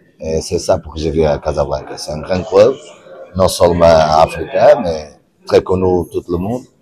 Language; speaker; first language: French; non-native, learner; Portuguese